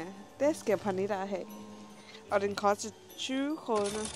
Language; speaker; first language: Danish; non-native, learner; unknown